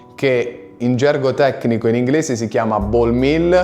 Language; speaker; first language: Italian; native; Italian